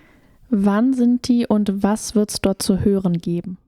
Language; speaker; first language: German; native; German